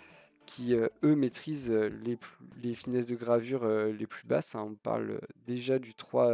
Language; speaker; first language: French; native; French